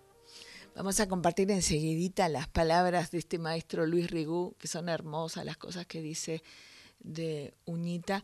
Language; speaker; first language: Spanish; native; Spanish